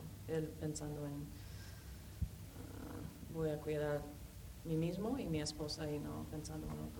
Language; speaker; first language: Spanish; non-native, learner; English